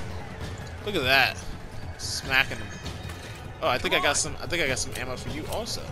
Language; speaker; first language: English; native; English